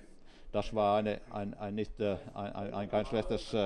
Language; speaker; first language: German; non-native, fluent; Finnish